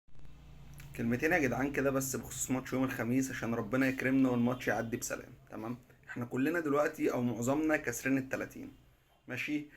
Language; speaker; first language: Arabic; native; Arabic